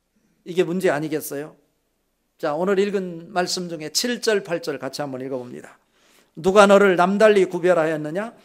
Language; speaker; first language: Korean; native; Korean